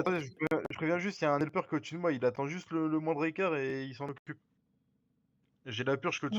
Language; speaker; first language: French; native; French